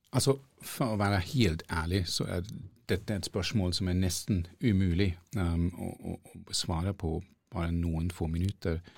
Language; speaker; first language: Norwegian; non-native, fluent; German